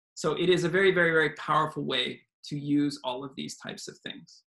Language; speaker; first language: English; native; English